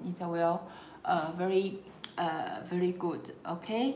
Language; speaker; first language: English; non-native, learner; Chinese